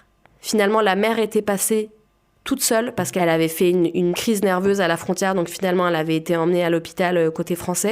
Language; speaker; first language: French; native; French